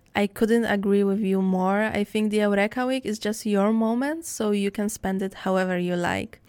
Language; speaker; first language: English; non-native, fluent; Polish